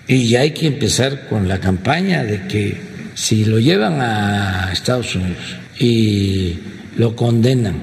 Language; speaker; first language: Spanish; native; Spanish